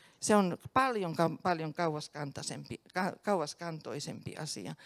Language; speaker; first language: Finnish; native; Finnish